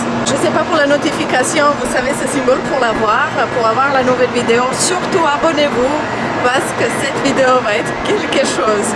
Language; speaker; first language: French; non-native, learner; Croatian